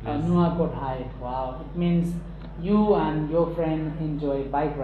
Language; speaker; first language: English; non-native, local second language; Nepali